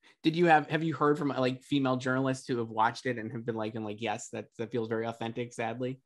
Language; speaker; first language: English; native; English